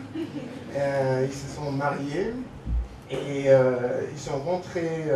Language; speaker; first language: French; non-native, learner; English